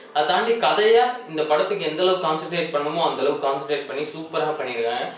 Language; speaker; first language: Tamil; native; Tamil